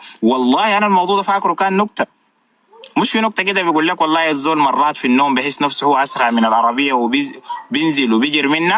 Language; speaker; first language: Arabic; native; Arabic